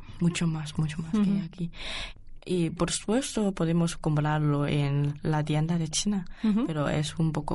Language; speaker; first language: Spanish; non-native, learner; Chinese